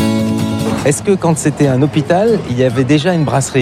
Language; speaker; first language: French; native; French